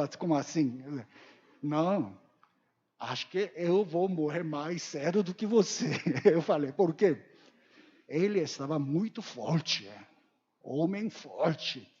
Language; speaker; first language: Portuguese; non-native, learner; Korean